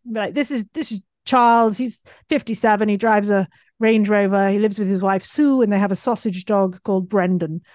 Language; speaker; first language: English; native; English